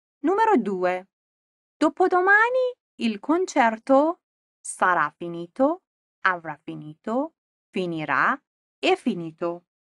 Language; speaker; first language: Italian; non-native, fluent; Persian